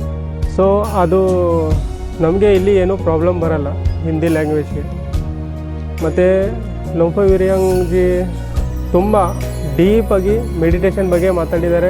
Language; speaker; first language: Kannada; non-native, local second language; Marathi